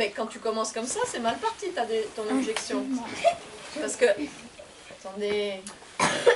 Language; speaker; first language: French; native; French